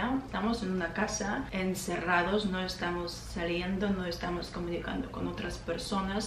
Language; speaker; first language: Spanish; non-native, fluent; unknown